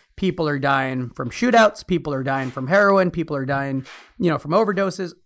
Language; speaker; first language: English; early bilingual, other home language; Spanish